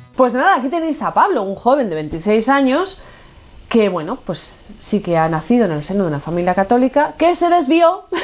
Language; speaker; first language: Spanish; native; Spanish